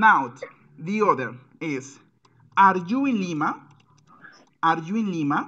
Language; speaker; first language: English; non-native, fluent; Spanish